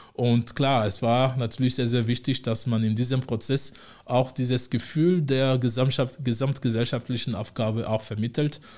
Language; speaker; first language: German; non-native, fluent; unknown